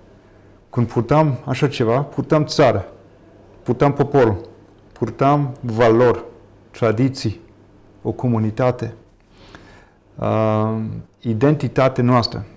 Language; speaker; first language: Romanian; non-native, fluent; English